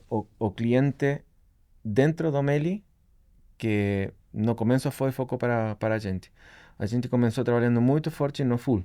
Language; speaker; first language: Portuguese; non-native, fluent; Spanish